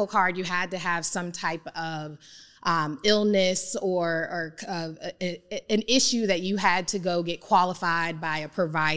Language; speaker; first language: English; native; English